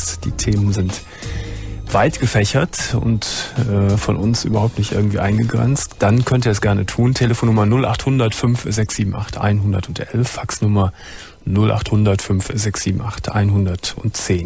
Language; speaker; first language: German; native; German